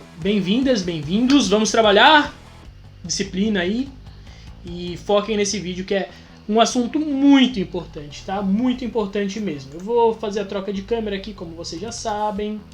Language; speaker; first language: Portuguese; native; Portuguese